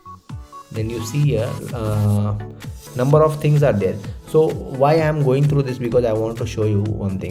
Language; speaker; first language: English; non-native, local second language; Hindi